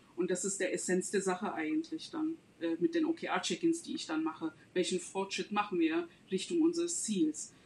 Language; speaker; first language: German; non-native, fluent; Turkish